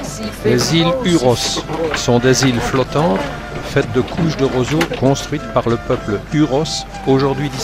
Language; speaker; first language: French; native; French